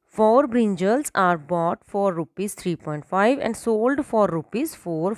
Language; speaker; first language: English; non-native, local second language; Punjabi